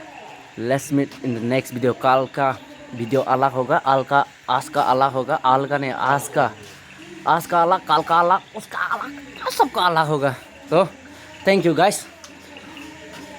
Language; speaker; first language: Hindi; non-native, local second language; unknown